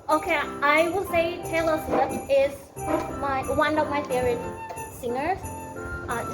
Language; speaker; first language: English; non-native, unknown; Thai